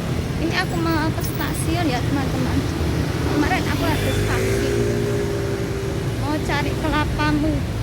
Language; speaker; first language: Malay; non-native, local second language; Javanese